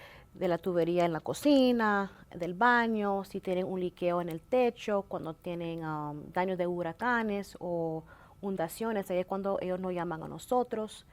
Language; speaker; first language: Spanish; early bilingual, heritage; Spanish